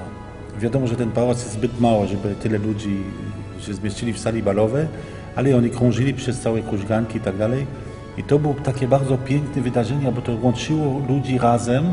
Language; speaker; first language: Polish; early bilingual, heritage; Polish